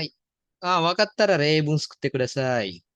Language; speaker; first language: Japanese; non-native, fluent; Indonesian